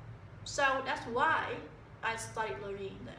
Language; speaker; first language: English; non-native, fluent; Vietnamese